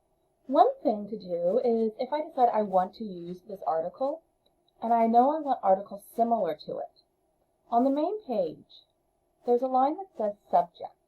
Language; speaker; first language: English; native; English